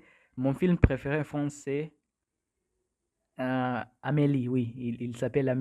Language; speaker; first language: French; non-native, learner; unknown